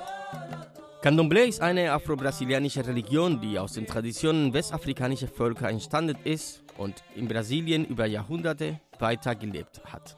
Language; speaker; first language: German; native; German